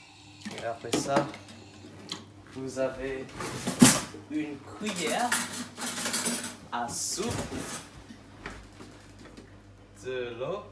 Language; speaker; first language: French; non-native, learner; English